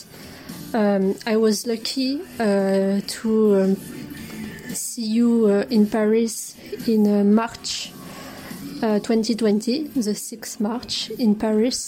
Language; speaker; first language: English; non-native, fluent; French